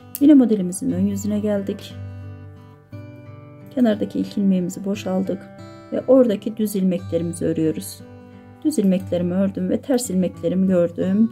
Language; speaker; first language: Turkish; native; Turkish